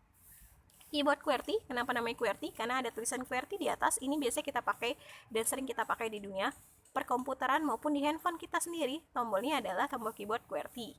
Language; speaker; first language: Indonesian; native; Indonesian